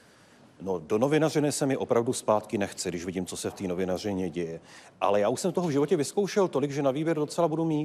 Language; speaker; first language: Czech; native; Czech